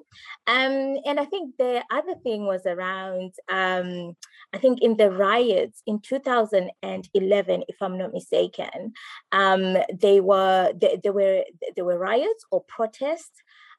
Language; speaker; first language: English; non-native, local second language; Shona